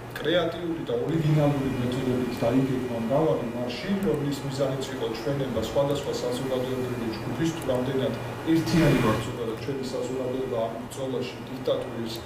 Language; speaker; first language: Georgian; non-native, local second language; Armenian